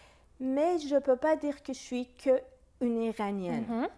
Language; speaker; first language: French; non-native, fluent; Persian